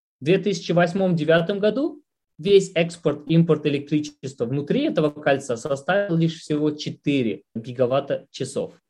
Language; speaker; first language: Russian; non-native, local second language; Tajik